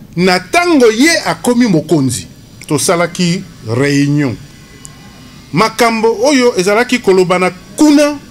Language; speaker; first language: Lingala; non-native, local second language; Luba-Lulua